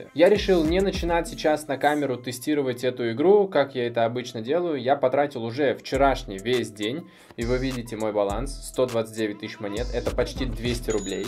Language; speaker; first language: Russian; native; Russian